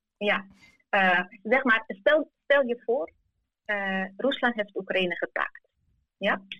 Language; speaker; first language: Dutch; non-native, fluent; Ukrainian